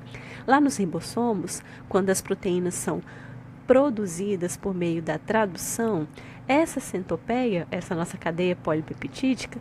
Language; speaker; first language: Portuguese; native; Portuguese